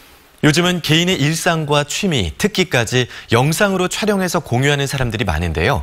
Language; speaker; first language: Korean; native; Korean